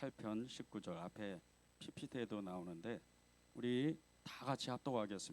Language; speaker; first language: Korean; native; Korean